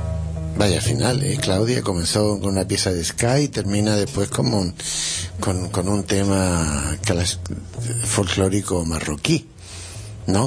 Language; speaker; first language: Spanish; native; Spanish